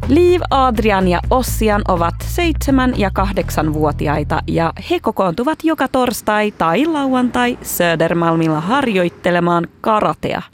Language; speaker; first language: Finnish; native; Finnish